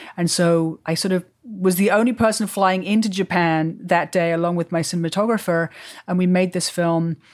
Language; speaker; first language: English; native; English